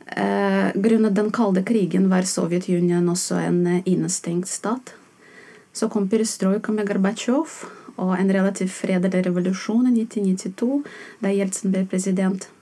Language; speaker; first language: Norwegian; non-native, fluent; Russian